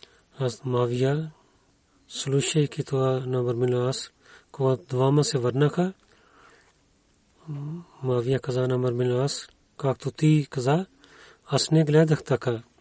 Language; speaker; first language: Bulgarian; non-native, learner; Urdu